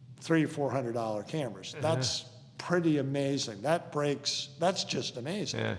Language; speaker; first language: English; native; English